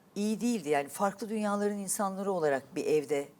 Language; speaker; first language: Turkish; native; Turkish